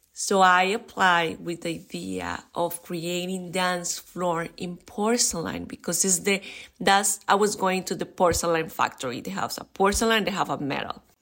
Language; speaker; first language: English; non-native, fluent; Spanish